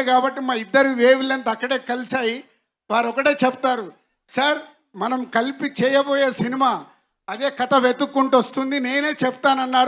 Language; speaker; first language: Telugu; native; Telugu